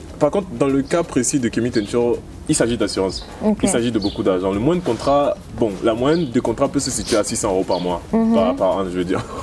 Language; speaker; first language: French; native; French